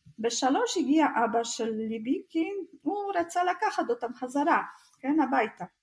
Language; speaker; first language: Hebrew; non-native, fluent; Russian